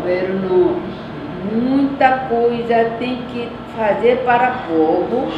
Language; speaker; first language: Portuguese; non-native, learner; Korean